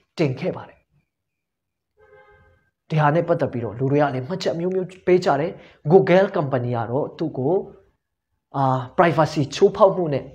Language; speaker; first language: Burmese; non-native, local second language; Tedim Chin